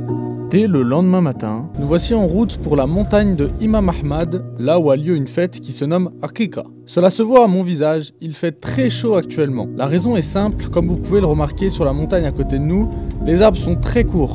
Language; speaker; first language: French; native; French